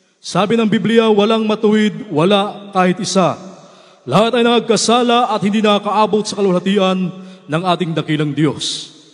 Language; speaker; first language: Filipino; native; Filipino